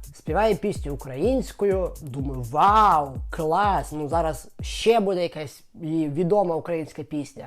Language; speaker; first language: Ukrainian; native; Ukrainian